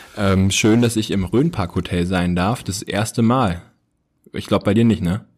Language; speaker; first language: German; native; German